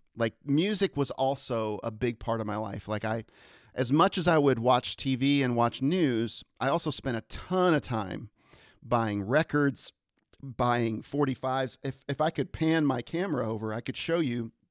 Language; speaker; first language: English; early bilingual, other home language; German